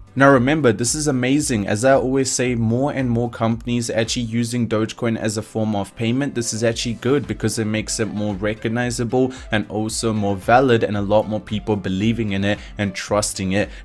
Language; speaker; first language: English; native; English